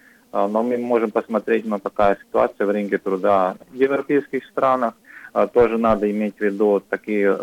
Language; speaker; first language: Russian; non-native, local second language; Latvian